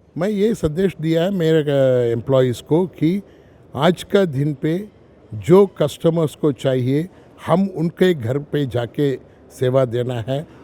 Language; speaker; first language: Hindi; non-native, local second language; Tamil